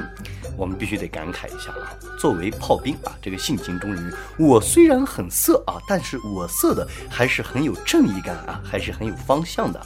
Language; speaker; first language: Chinese; native; Chinese